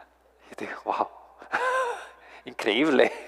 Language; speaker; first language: Spanish; non-native, fluent; English